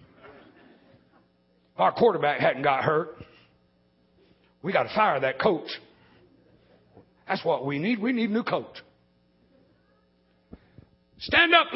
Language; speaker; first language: English; native; English